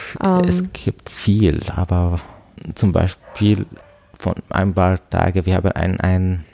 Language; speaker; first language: German; non-native, learner; Arabic